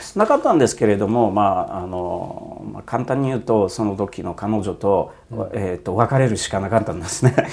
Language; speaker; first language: Japanese; non-native, fluent; Polish